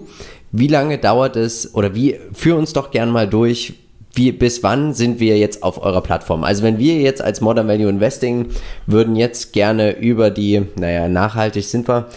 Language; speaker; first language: German; native; German